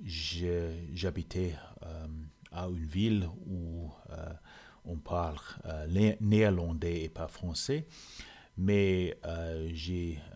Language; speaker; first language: French; non-native, learner; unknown